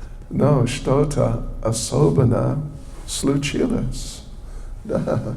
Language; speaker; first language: Russian; non-native, learner; English